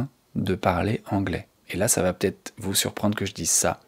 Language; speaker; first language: French; native; French